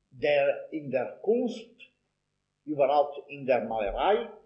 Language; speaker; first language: German; non-native, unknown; Italian